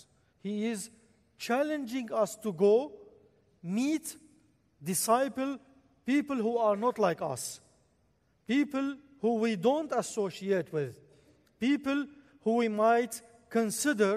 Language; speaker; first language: English; non-native, fluent; Arabic